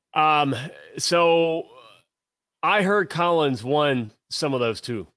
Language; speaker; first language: English; native; English